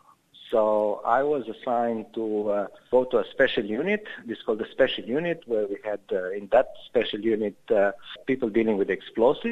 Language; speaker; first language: English; non-native, fluent; Romanian